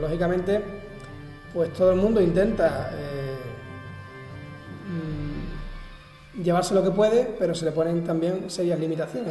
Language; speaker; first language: Spanish; native; Spanish